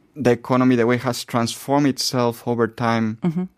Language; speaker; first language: English; non-native, fluent; Spanish